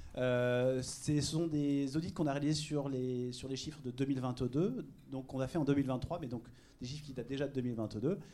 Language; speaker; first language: French; native; French